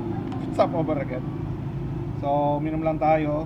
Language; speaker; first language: Filipino; native; Filipino